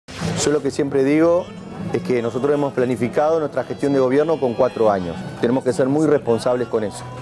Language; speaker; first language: Spanish; native; Spanish